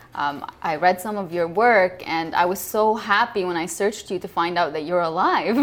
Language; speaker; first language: English; non-native, fluent; Arabic